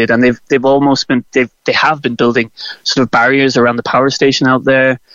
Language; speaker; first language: English; native; English